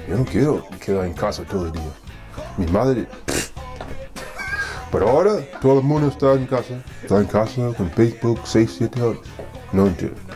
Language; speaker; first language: Spanish; non-native, learner; English